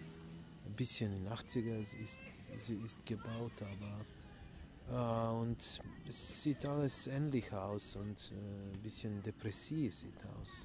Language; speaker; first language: German; non-native, fluent; Serbian